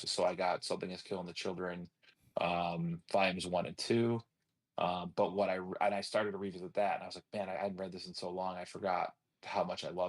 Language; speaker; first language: English; native; English